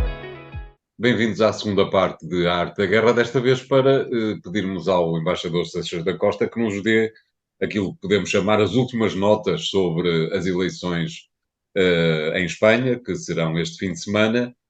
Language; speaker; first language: Portuguese; native; Portuguese